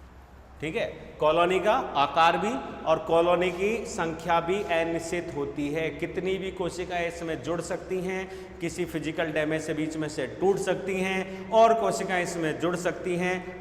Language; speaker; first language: Hindi; native; Hindi